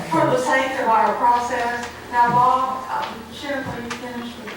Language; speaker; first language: English; native; English